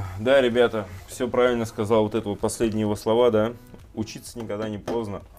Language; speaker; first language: Russian; native; Russian